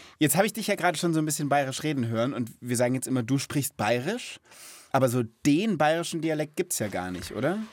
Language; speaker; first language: German; native; German